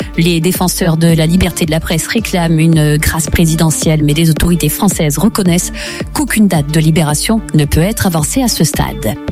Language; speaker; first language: French; native; French